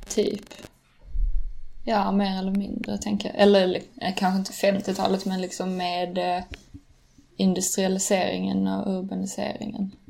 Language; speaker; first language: Swedish; native; Swedish